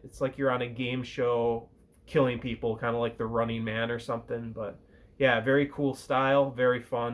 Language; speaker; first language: English; native; English